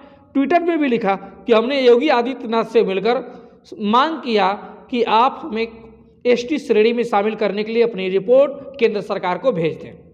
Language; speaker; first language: Hindi; native; Hindi